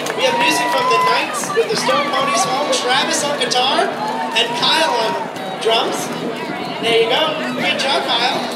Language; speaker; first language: English; native; English